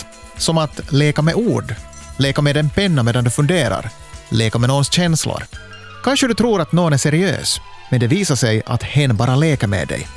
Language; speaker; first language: Swedish; native; Swedish